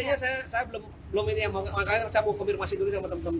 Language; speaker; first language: Indonesian; native; Indonesian